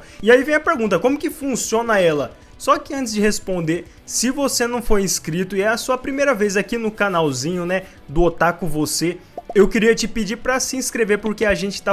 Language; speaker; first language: Portuguese; native; Portuguese